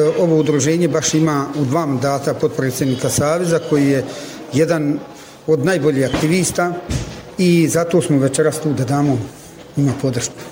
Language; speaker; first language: Bosnian; non-native, local second language; Italian